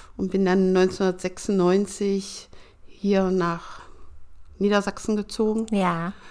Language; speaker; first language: German; native; German